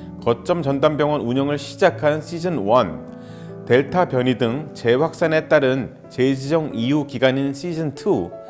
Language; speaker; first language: Korean; native; Korean